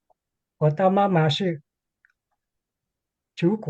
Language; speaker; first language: Chinese; non-native, learner; English